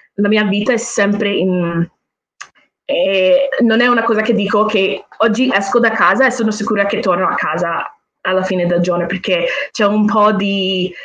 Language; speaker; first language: Italian; non-native, fluent; English